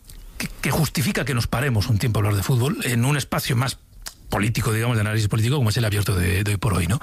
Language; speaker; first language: Spanish; native; Spanish